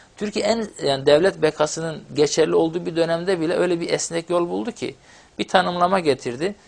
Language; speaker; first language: Turkish; non-native, local second language; Kurdish